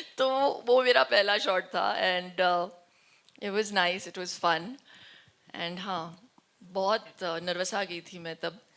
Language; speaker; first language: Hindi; non-native, local second language; Tulu